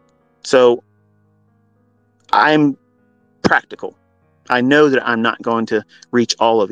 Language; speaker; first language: English; native; English